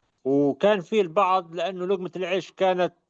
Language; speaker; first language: Arabic; native; Arabic